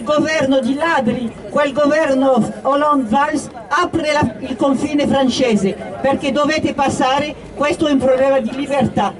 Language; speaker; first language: Italian; non-native, fluent; French